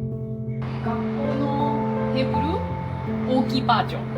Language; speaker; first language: Japanese; non-native, fluent; Chinese